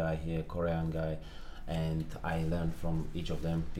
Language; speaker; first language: English; non-native, fluent; Slovak